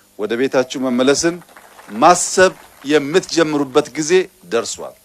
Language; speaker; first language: Amharic; non-native, local second language; Oromo